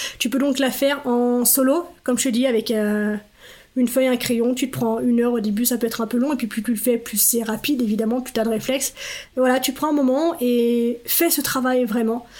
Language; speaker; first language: French; native; French